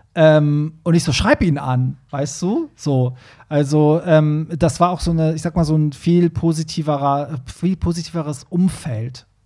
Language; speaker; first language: German; early bilingual, other home language; Persian